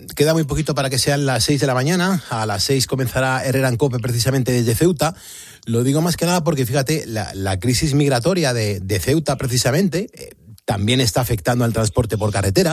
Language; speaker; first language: Spanish; native; Spanish